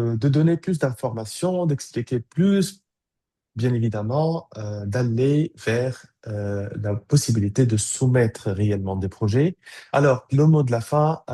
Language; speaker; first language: French; native; French